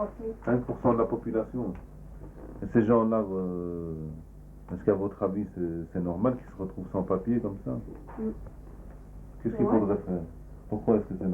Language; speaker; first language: French; native; French